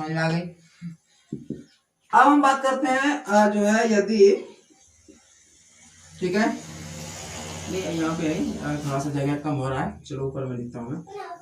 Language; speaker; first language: Hindi; native; Hindi